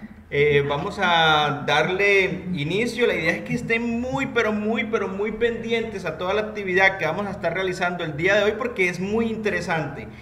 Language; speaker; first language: Spanish; native; Spanish